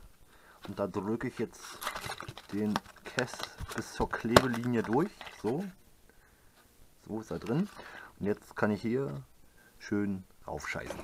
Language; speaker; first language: German; native; German